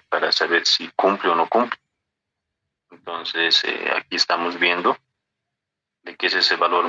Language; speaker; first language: Spanish; native; Spanish